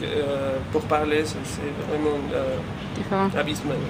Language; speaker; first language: French; non-native, learner; Spanish